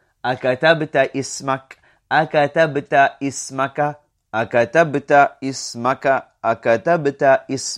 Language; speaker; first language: Arabic; non-native, fluent; English